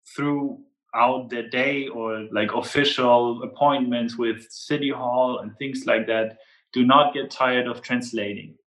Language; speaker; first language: English; non-native, fluent; German